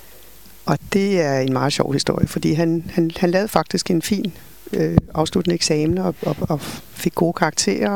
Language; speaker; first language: Danish; native; Danish